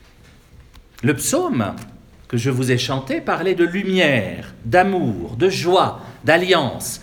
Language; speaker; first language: French; native; French